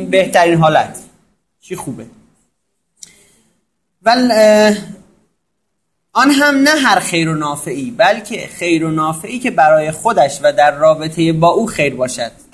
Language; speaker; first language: Persian; native; Persian